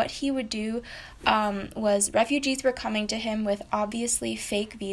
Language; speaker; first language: English; native; English